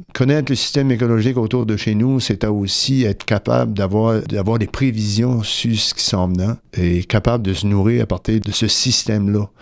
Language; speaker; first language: French; native; French